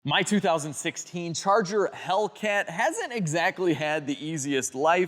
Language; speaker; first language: English; native; English